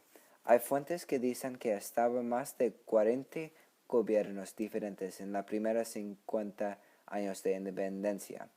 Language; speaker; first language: Spanish; non-native, learner; English